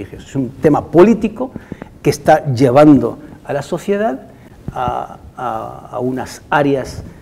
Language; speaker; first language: Spanish; non-native, fluent; Arabic